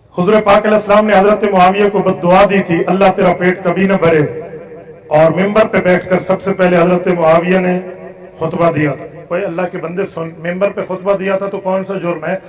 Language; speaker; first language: Urdu; non-native, local second language; Saraiki